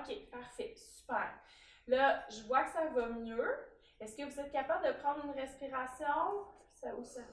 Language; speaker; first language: French; native; French